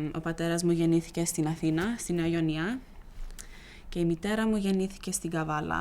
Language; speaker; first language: Greek; early bilingual, heritage; Greek